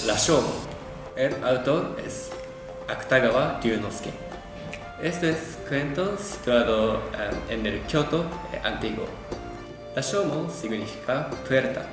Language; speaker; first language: Spanish; non-native, learner; Japanese